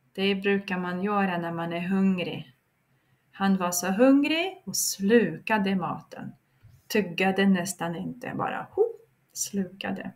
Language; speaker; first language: Swedish; non-native, fluent; Russian